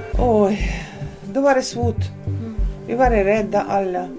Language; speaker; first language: Swedish; early bilingual, heritage; Swedish